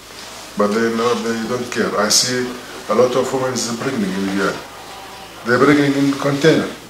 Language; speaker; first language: English; non-native, learner; Arabic